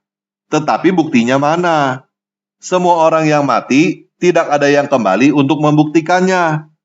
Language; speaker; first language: Indonesian; native; Indonesian